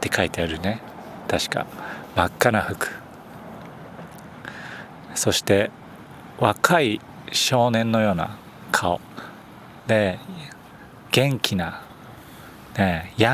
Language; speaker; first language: Japanese; native; Japanese